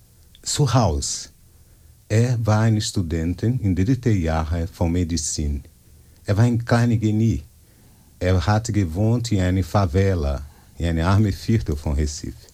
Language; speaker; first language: German; non-native, learner; Portuguese